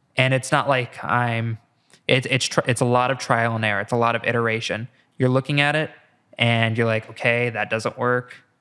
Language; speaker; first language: English; native; English